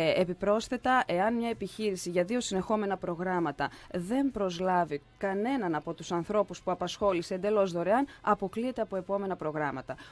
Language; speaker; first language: Greek; native; Greek